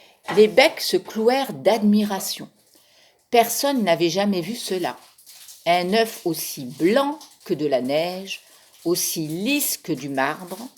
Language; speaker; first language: French; native; French